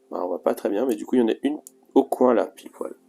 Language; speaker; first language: French; native; French